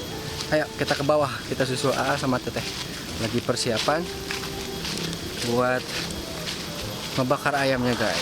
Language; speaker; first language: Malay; non-native, local second language; Sundanese